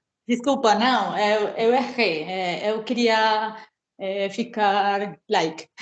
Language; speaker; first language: Portuguese; non-native, fluent; Spanish